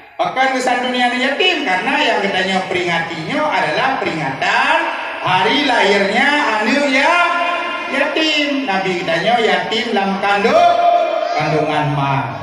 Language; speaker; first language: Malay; non-native, local second language; Achinese